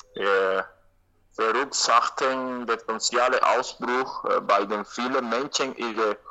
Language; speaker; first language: German; non-native, learner; Spanish